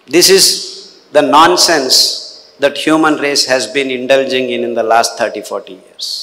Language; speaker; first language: English; non-native, local second language; Telugu